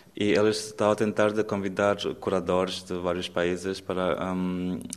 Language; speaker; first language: Portuguese; non-native, fluent; Romanian